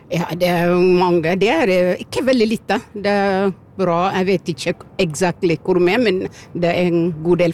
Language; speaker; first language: Norwegian; non-native, learner; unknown